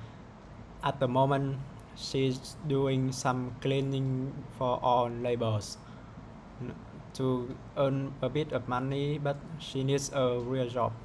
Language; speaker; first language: English; non-native, learner; Vietnamese